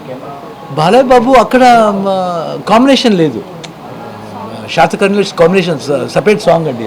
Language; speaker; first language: Telugu; non-native, learner; Kannada